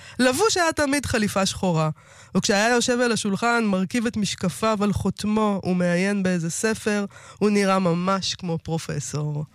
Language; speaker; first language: Hebrew; native; Hebrew